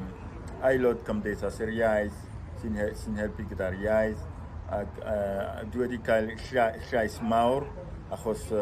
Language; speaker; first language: Welsh; non-native, fluent; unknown